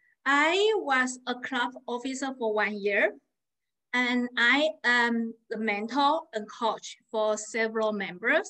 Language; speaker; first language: English; non-native, fluent; Chinese